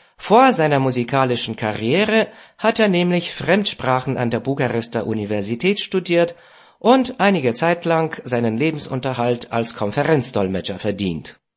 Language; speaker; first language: German; non-native, fluent; Romanian